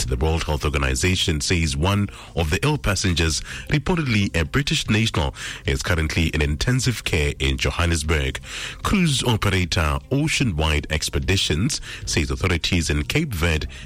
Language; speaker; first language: English; non-native, local second language; Tswana